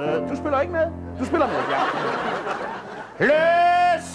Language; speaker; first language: Danish; native; Danish